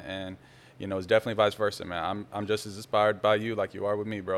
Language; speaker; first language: English; native; English